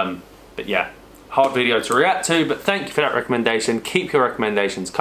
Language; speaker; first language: English; native; English